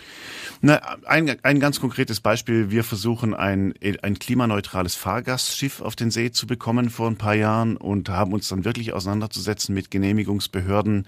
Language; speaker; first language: German; native; German